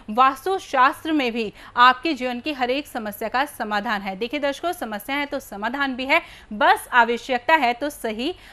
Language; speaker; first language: Hindi; native; Hindi